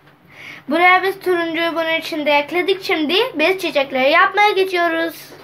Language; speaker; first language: Turkish; non-native, learner; Urdu